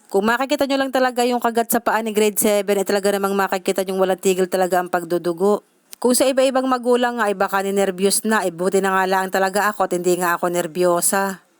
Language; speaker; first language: Filipino; native; Filipino